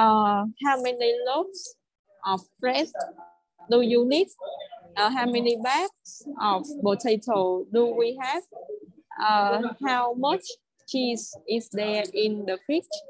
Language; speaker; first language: English; non-native, learner; Vietnamese